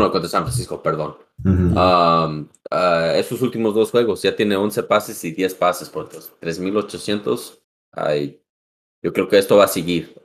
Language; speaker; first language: Spanish; early bilingual, heritage; Spanish